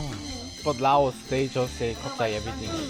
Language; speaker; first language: English; non-native, learner; Korean